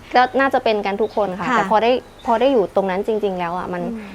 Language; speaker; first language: Thai; native; Thai